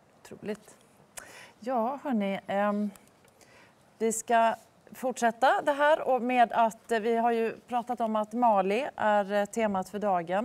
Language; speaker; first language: Swedish; native; Swedish